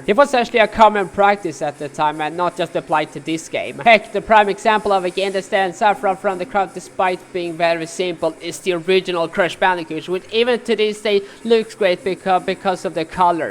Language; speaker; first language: English; non-native, fluent; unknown